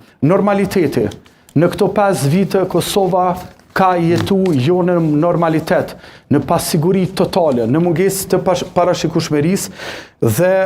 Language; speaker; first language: Albanian; native; Albanian